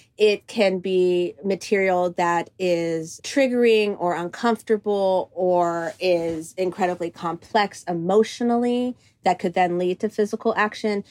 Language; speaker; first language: English; early bilingual, other home language; Greek